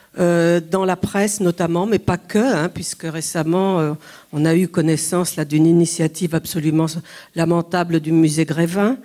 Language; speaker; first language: French; native; French